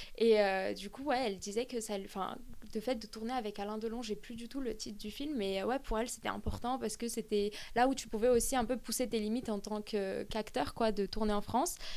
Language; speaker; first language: French; early bilingual, other home language; Armenian